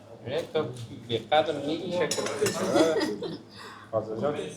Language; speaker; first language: Persian; native; Persian